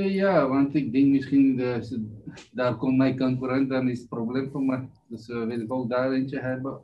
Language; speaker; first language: Dutch; non-native, learner; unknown